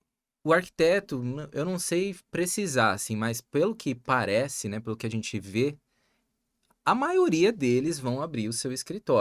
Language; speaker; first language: Portuguese; native; Portuguese